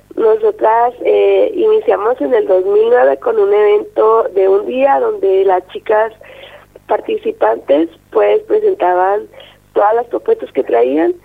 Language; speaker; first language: Spanish; native; Spanish